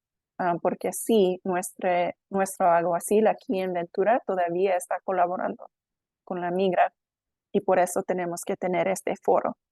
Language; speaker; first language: Spanish; non-native, fluent; English